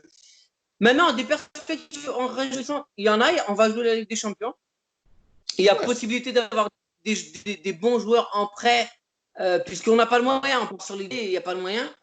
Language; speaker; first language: French; native; French